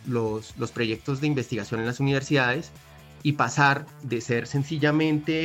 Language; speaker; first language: Spanish; native; Spanish